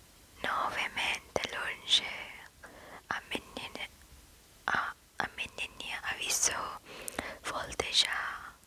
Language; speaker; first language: Portuguese; non-native, learner; English